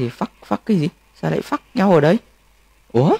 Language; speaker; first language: Vietnamese; native; Vietnamese